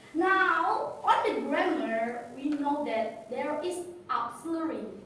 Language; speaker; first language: English; non-native, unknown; Indonesian